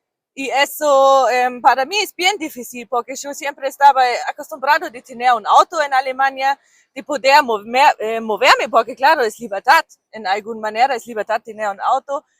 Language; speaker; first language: Spanish; non-native, fluent; German